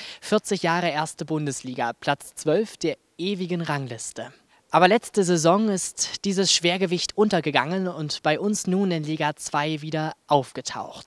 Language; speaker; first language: German; native; German